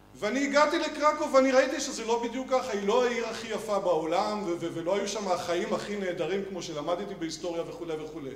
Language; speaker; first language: Hebrew; native; Hebrew